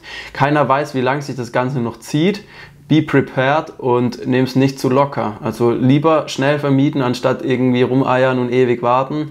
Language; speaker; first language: German; native; German